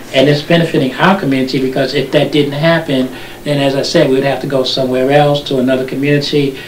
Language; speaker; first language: English; native; English